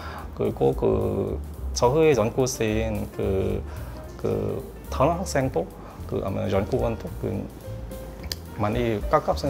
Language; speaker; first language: Korean; non-native, learner; Vietnamese